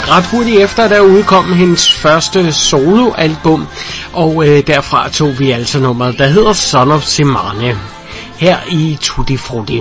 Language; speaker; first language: Danish; native; Danish